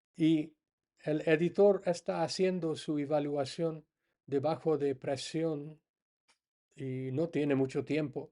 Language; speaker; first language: Spanish; non-native, fluent; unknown